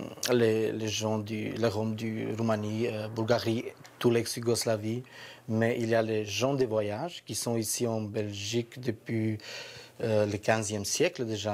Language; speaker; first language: French; non-native, fluent; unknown